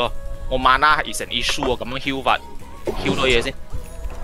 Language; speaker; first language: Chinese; native; Chinese